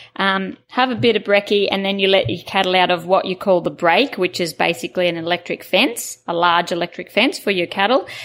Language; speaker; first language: English; native; English